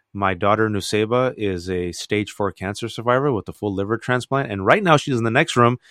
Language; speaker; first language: English; native; English